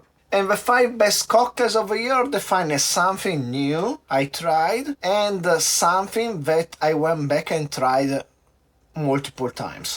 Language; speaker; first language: English; non-native, fluent; Italian